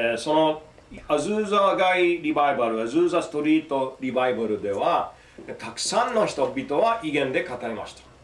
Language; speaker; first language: Japanese; non-native, fluent; English